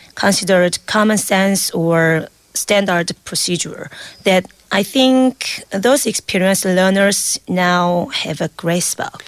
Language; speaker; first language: English; non-native, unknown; Korean